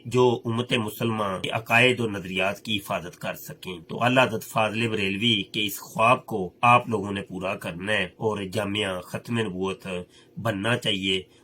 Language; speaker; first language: Urdu; native; Urdu